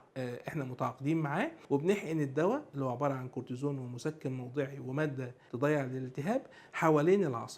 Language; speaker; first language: Arabic; native; Arabic